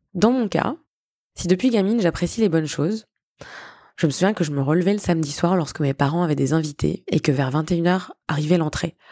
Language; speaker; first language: French; native; French